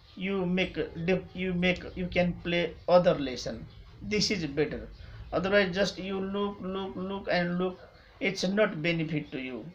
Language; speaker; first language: English; non-native, local second language; Nepali